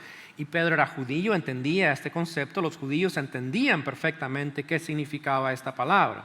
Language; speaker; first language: Spanish; native; Spanish